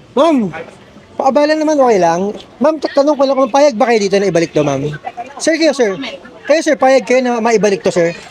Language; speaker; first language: Filipino; native; Filipino